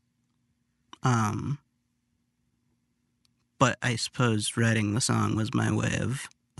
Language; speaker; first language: English; native; English